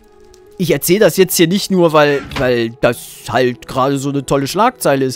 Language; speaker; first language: German; native; German